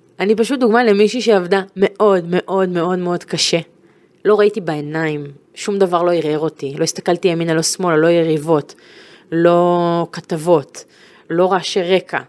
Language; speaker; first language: Hebrew; native; Hebrew